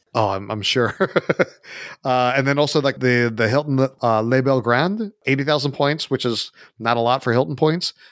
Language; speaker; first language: English; native; English